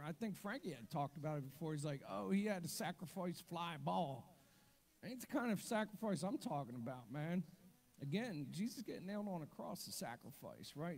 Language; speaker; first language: English; native; English